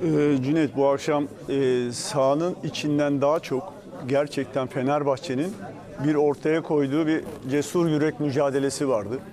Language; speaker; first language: Turkish; native; Turkish